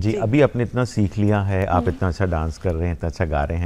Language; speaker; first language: Hindi; native; Hindi